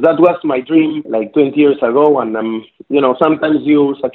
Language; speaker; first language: English; non-native, fluent; Spanish